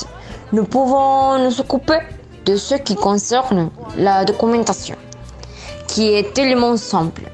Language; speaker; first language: French; non-native, learner; Spanish